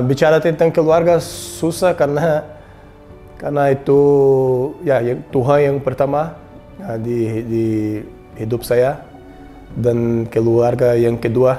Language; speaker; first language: Indonesian; non-native, learner; Portuguese